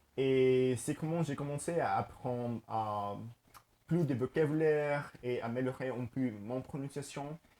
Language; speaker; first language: French; non-native, learner; Spanish